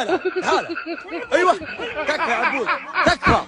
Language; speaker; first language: Arabic; native; Arabic